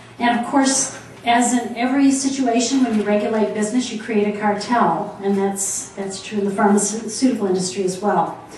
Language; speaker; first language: English; native; English